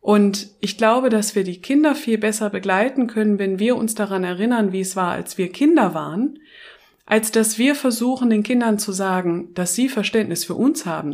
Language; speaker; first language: German; native; German